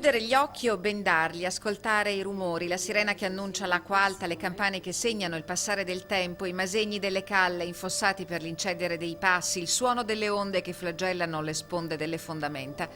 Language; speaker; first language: Italian; native; Italian